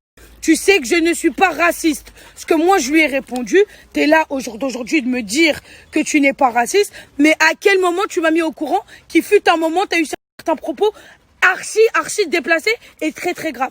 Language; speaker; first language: French; native; French